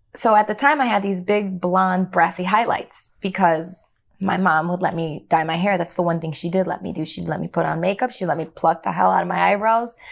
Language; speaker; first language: English; native; English